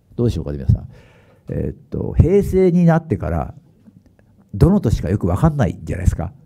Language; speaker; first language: Japanese; native; Japanese